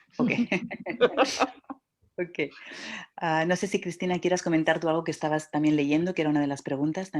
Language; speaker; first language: Spanish; native; Spanish